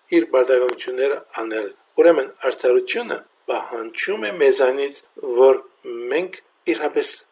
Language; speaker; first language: Armenian; early bilingual, heritage; Armenian